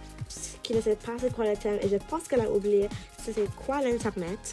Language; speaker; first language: French; non-native, learner; English